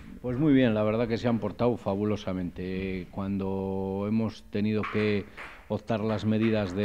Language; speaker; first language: Spanish; native; Spanish